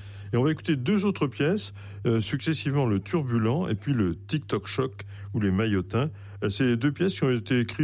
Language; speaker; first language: French; native; French